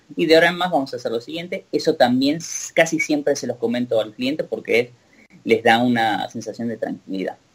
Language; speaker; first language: Spanish; native; Spanish